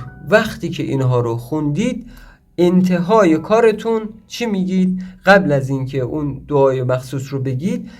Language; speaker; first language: Persian; native; Persian